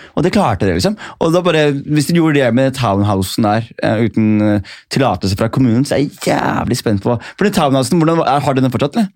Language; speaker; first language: Norwegian; early bilingual, other home language; Somali